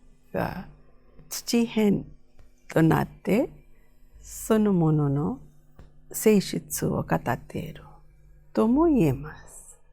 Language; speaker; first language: Japanese; non-native, fluent; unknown